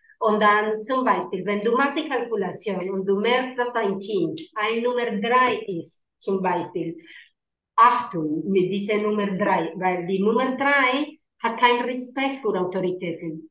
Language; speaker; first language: German; non-native, learner; Spanish